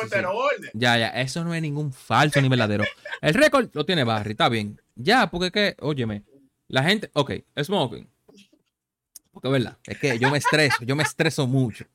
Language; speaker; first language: Spanish; native; Spanish